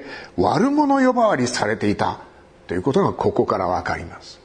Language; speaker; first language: Japanese; native; Japanese